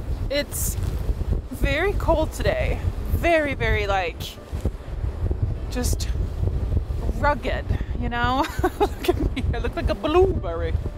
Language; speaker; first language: English; non-native, fluent; Swedish